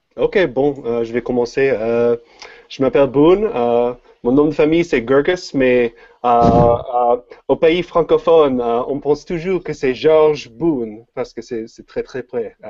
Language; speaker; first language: French; non-native, fluent; English